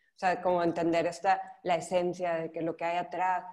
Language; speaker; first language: Spanish; native; Spanish